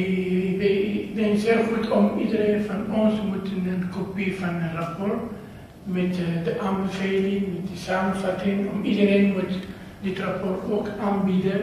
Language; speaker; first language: Dutch; non-native, learner; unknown